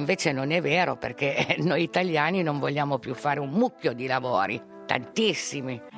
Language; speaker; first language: Italian; native; Italian